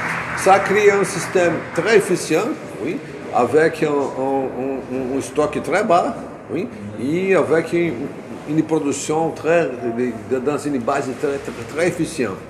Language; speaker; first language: French; non-native, fluent; Portuguese